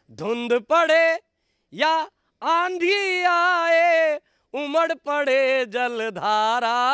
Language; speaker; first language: Hindi; native; Hindi